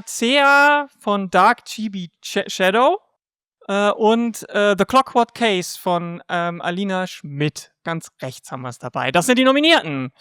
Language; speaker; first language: German; native; German